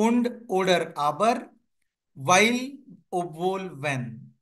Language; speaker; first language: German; non-native, fluent; Marathi